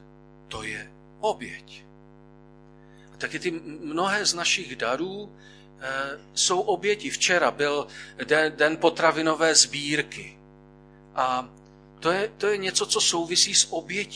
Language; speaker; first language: Czech; native; Czech